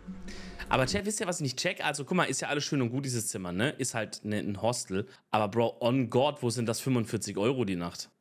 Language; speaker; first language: German; native; German